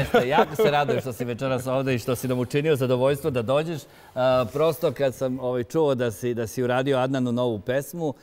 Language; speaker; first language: Serbian; native; Serbian